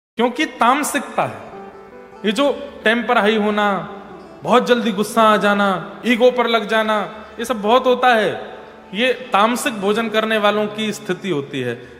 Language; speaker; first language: Hindi; native; Hindi